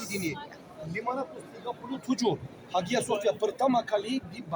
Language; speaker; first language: Indonesian; non-native, learner; Turkish